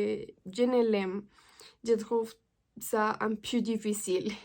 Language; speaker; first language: French; non-native, learner; Spanish